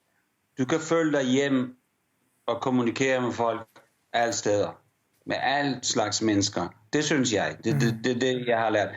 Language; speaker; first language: Danish; early bilingual, heritage; English